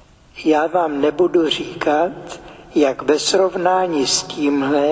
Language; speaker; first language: Czech; native; Czech